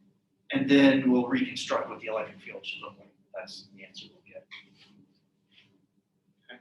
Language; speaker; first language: English; native; English